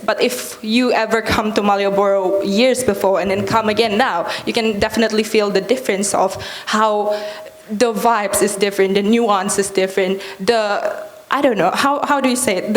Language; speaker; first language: English; non-native, fluent; Indonesian